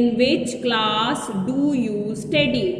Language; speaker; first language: English; non-native, local second language; Hindi